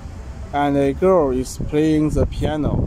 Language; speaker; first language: English; non-native, learner; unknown